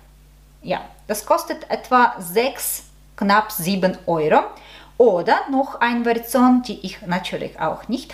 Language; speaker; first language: German; non-native, learner; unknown